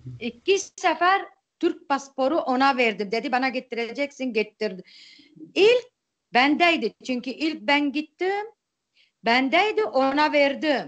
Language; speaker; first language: Turkish; non-native, local second language; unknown